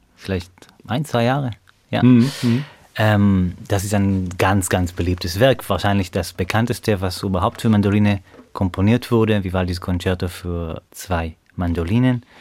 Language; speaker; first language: German; non-native, fluent; Hebrew